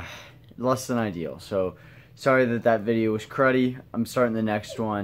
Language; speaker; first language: English; native; English